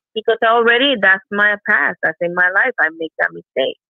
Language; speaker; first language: English; non-native, fluent; Spanish